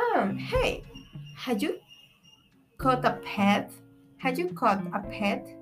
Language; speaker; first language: English; non-native, learner; Spanish